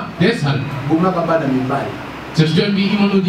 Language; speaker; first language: German; non-native, learner; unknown